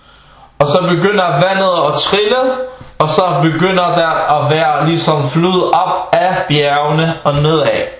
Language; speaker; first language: Danish; early bilingual, other home language; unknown